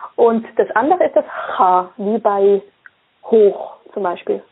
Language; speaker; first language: German; early bilingual, other home language; Swiss German